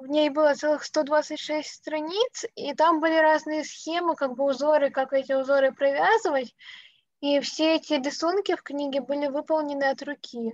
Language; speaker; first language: Russian; native; Russian